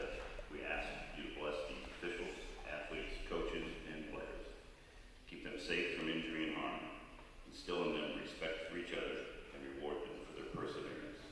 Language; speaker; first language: English; native; English